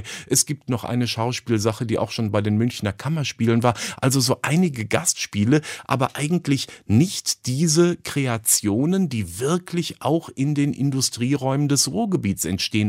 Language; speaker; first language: German; native; German